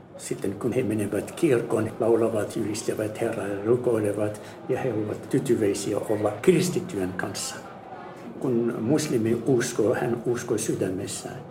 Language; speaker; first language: Finnish; non-native, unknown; Arabic